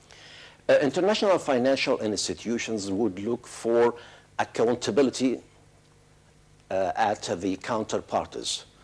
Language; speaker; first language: English; non-native, fluent; Arabic